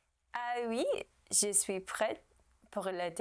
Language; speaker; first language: French; non-native, learner; English